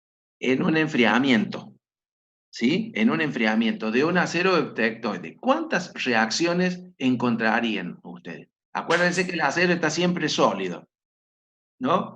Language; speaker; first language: Spanish; native; Spanish